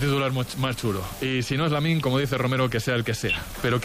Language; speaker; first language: Spanish; native; Spanish